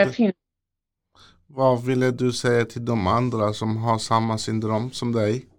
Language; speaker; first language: Swedish; non-native, learner; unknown